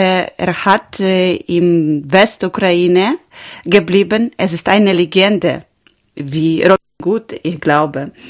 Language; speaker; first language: German; non-native, learner; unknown